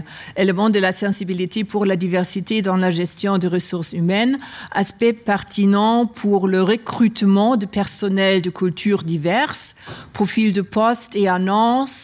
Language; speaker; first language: French; non-native, learner; German